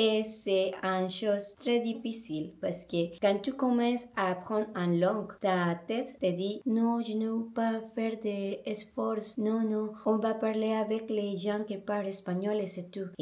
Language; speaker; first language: French; non-native, learner; Spanish